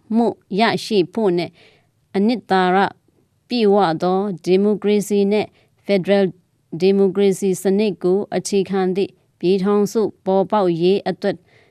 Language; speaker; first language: Burmese; non-native, local second language; Tedim Chin